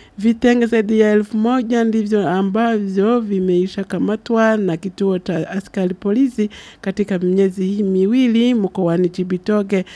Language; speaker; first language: Swahili; non-native, local second language; Rundi